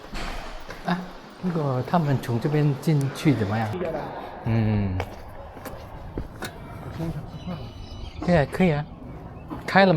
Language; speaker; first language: Chinese; non-native, learner; Indonesian